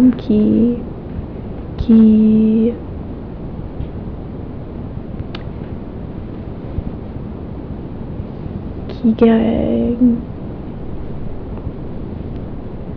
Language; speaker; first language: French; non-native, fluent; English